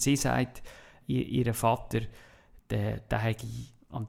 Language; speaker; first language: German; native; German